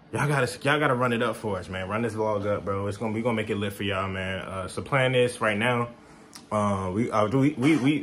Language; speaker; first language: English; native; English